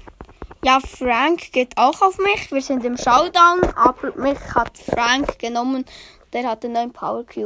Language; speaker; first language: German; native; German